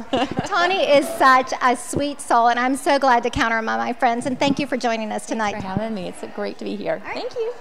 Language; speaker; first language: English; native; English